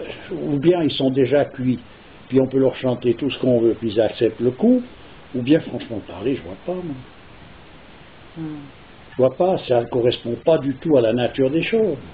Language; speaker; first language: French; native; French